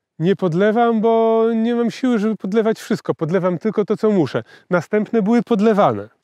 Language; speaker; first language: Polish; native; Polish